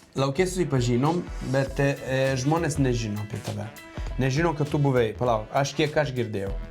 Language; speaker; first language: Lithuanian; non-native, fluent; Italian